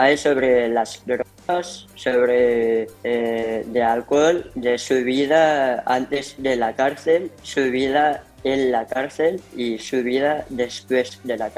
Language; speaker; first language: Spanish; early bilingual, heritage; Spanish